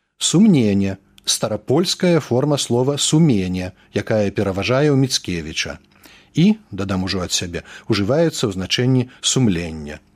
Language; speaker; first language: Belarusian; native; Belarusian